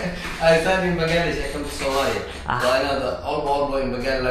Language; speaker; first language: English; non-native, learner; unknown